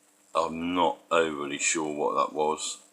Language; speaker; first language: English; native; English